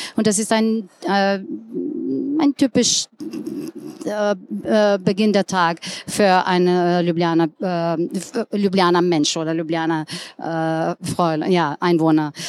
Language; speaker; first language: German; non-native, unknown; Slovenian